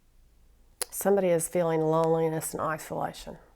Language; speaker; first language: English; native; English